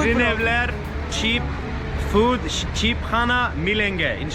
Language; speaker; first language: Hindi; non-native, learner; Turkish